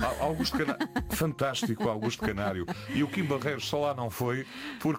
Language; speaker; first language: Portuguese; native; Portuguese